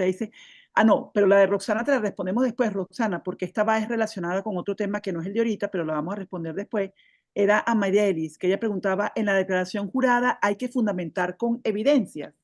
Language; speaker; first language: Spanish; native; Spanish